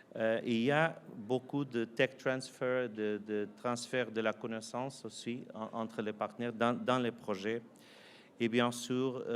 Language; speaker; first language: French; non-native, fluent; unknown